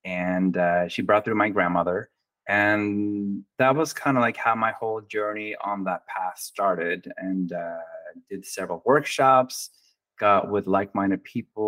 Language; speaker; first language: English; non-native, fluent; Norwegian